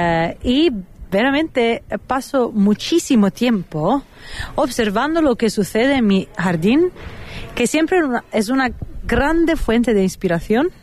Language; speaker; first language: Spanish; non-native, fluent; Italian